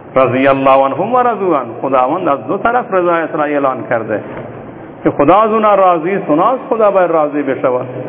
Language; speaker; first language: Persian; non-native, local second language; Baluchi